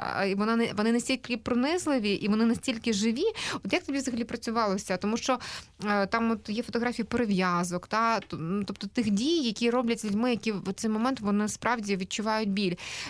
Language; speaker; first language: Ukrainian; native; Ukrainian